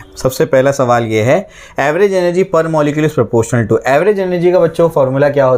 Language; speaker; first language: Hindi; native; Hindi